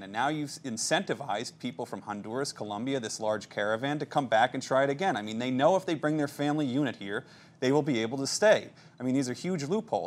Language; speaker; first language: English; native; English